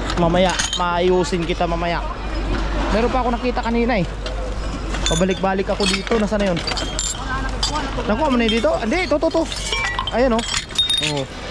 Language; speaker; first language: Filipino; native; Filipino